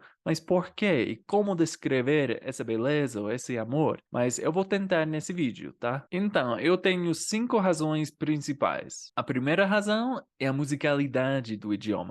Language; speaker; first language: Portuguese; non-native, fluent; English